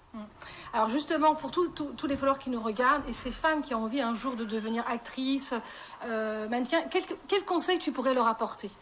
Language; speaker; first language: French; native; French